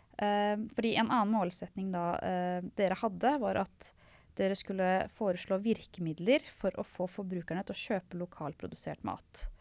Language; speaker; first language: Norwegian; native; Norwegian